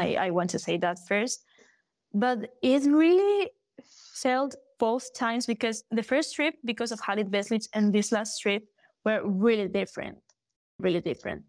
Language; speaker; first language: English; non-native, fluent; Galician